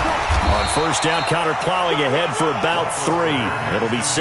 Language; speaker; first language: English; native; English